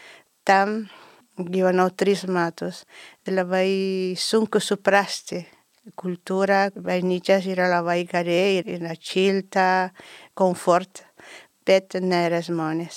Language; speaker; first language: Lithuanian; non-native, learner; Spanish